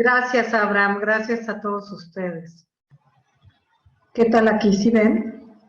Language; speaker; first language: Spanish; native; Spanish